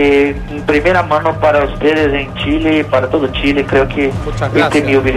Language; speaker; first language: Spanish; non-native, learner; Portuguese